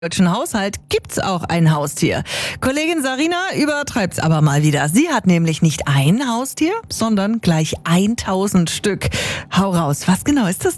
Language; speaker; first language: German; native; German